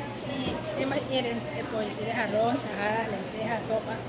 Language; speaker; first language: Spanish; native; Spanish